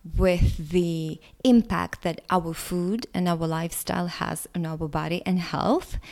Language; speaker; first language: English; non-native, fluent; Latvian